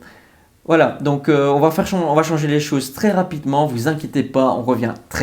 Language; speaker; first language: French; native; French